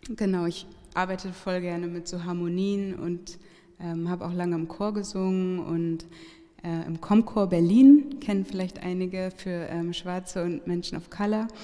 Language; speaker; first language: German; native; German